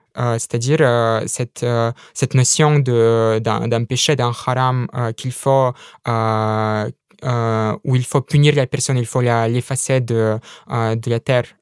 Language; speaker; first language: French; non-native, fluent; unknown